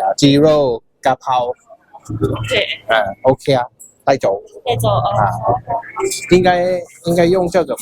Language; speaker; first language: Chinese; non-native, learner; Thai